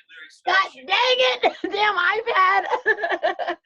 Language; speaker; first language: English; native; English